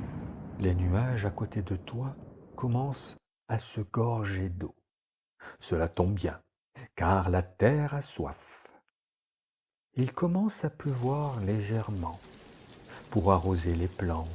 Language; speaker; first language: French; native; French